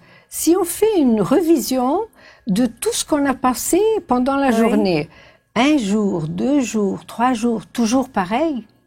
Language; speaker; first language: French; non-native, fluent; Portuguese